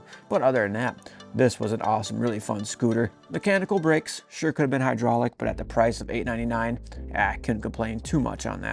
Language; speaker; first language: English; native; English